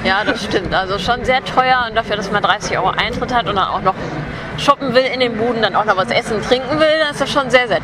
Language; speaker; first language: German; native; German